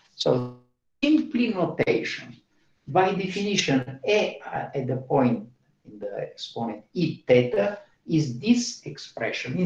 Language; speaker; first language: English; non-native, fluent; Bulgarian